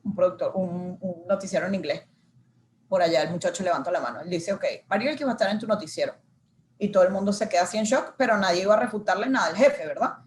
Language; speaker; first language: Spanish; native; Spanish